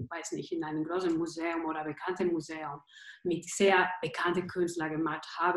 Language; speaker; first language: German; non-native, fluent; Spanish